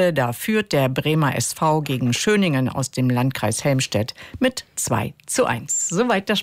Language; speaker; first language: German; native; German